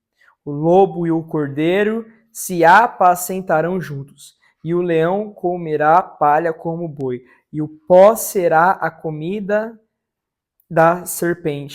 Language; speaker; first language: Portuguese; native; Portuguese